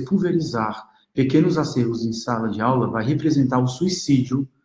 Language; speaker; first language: Portuguese; native; Portuguese